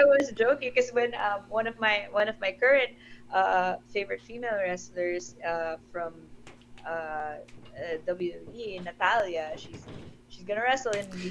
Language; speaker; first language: English; non-native, local second language; Filipino